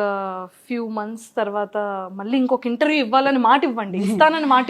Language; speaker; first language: Telugu; native; Telugu